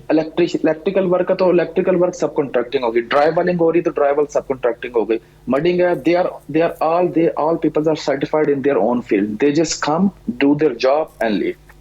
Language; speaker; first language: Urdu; non-native, local second language; Punjabi